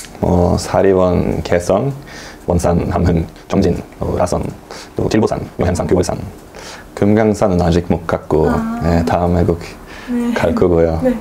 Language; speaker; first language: Korean; non-native, fluent; Norwegian